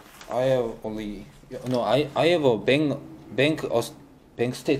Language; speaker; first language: English; non-native, learner; Korean